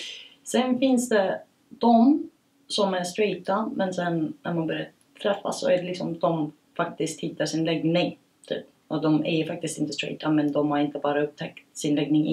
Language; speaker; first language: Swedish; early bilingual, other home language; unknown